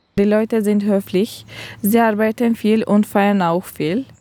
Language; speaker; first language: German; non-native, learner; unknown